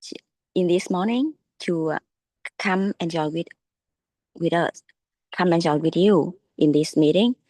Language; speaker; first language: English; non-native, learner; Vietnamese